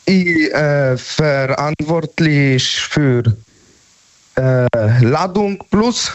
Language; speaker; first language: German; non-native, learner; Polish